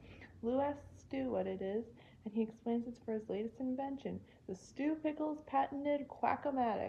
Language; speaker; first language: English; native; English